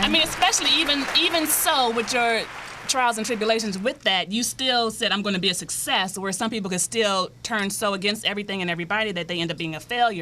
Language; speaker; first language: English; native; English